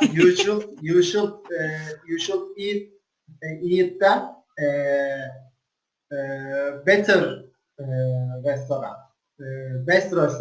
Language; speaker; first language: English; non-native, learner; Turkish